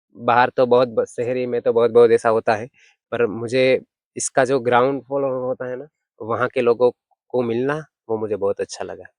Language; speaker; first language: Hindi; non-native, local second language; Gujarati